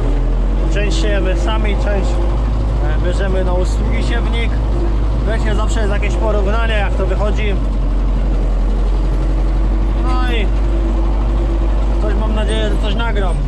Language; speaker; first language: Polish; native; Polish